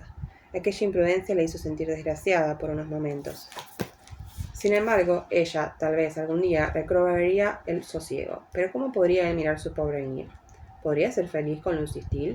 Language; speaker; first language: Spanish; native; Spanish